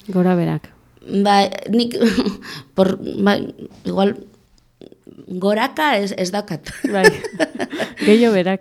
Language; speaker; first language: Basque; non-native, local second language; Spanish